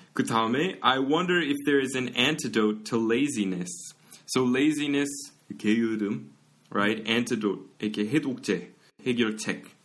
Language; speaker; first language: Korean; non-native, fluent; English